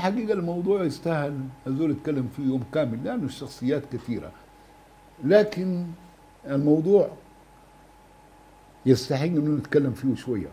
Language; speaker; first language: Arabic; native; Arabic